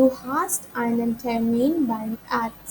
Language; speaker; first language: German; non-native, fluent; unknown